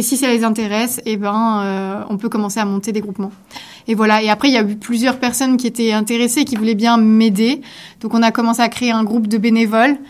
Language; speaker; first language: French; native; French